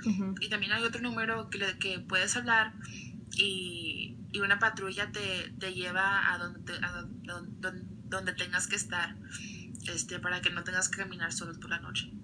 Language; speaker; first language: Spanish; early bilingual, other home language; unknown